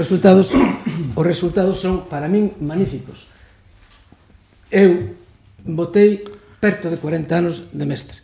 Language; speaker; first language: Galician; native; Galician